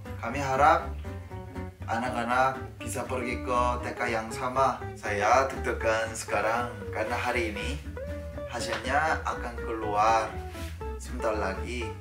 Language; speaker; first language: Indonesian; non-native, fluent; Korean